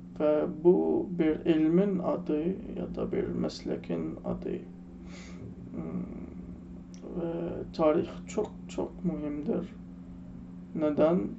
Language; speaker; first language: Turkish; non-native, learner; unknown